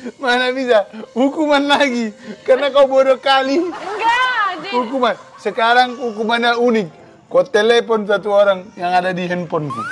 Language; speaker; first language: Indonesian; native; Indonesian